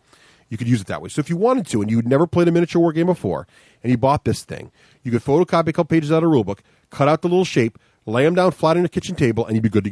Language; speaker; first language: English; native; English